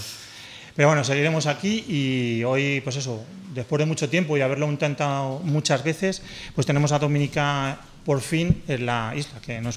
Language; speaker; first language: Spanish; native; Spanish